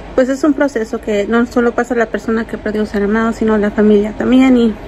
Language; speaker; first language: Spanish; early bilingual, heritage; Spanish